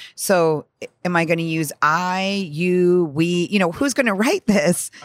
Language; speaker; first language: English; native; English